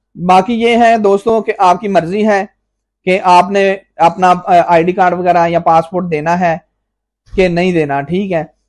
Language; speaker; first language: Urdu; non-native, local second language; Punjabi